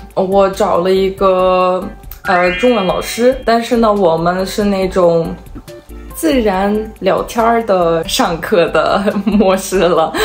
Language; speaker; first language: Chinese; non-native, fluent; Serbian